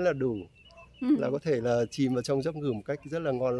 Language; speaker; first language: Vietnamese; native; Vietnamese